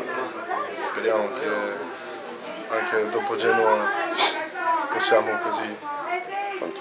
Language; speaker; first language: Italian; non-native, learner; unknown